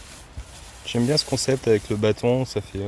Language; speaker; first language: French; native; French